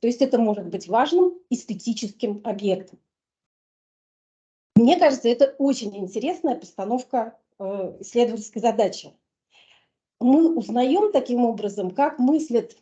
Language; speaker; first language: Russian; native; Russian